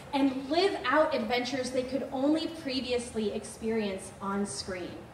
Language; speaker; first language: English; native; English